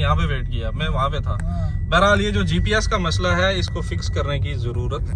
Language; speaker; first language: Hindi; native; Hindi